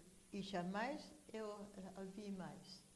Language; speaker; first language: Portuguese; non-native, fluent; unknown